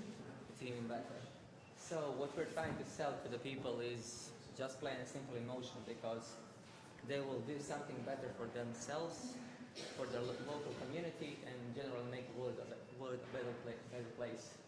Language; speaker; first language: English; non-native, fluent; Croatian